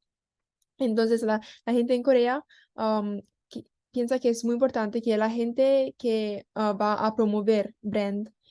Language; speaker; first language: Spanish; non-native, learner; Korean